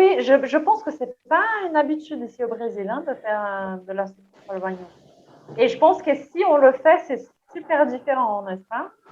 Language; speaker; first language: French; non-native, fluent; Portuguese